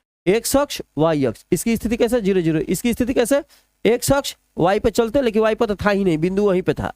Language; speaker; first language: Hindi; non-native, local second language; Bhojpuri